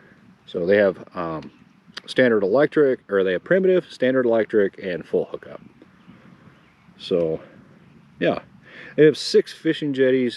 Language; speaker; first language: English; native; English